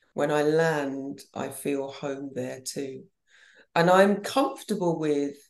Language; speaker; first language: English; native; English